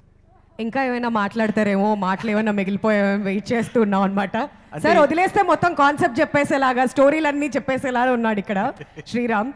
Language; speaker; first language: Telugu; native; Telugu